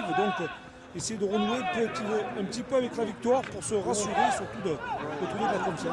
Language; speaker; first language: French; native; French